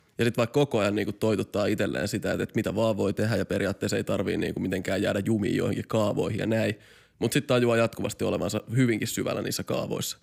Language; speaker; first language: Finnish; native; Finnish